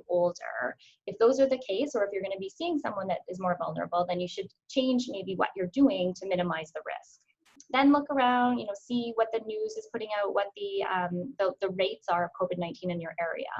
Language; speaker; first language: English; native; English